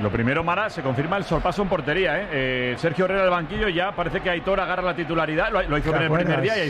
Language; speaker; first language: Spanish; native; Spanish